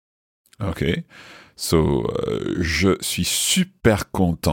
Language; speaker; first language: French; non-native, fluent; English